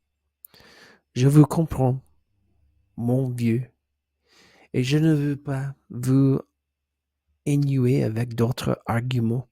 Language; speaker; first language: French; non-native, learner; English